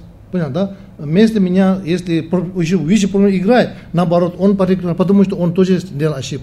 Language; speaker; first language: Russian; non-native, learner; Tibetan